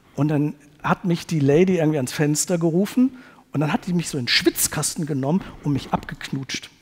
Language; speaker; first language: German; native; German